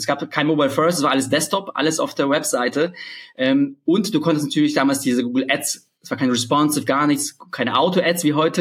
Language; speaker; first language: German; early bilingual, other home language; Russian